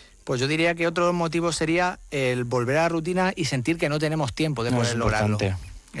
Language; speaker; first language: Spanish; native; Spanish